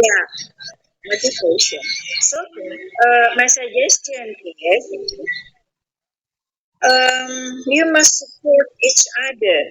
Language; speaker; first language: English; non-native, fluent; Indonesian